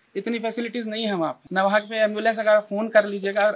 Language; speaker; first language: Hindi; native; Hindi